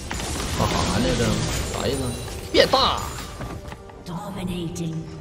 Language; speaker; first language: Chinese; native; Chinese